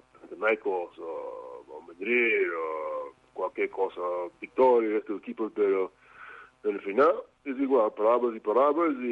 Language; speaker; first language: Spanish; non-native, fluent; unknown